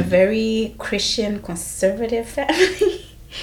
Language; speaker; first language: English; non-native, local second language; Kinyarwanda